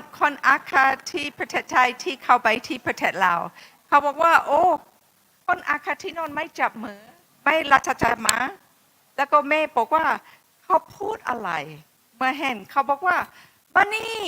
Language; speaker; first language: Thai; non-native, fluent; English